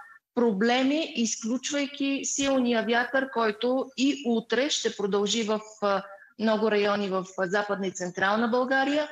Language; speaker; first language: Bulgarian; native; Bulgarian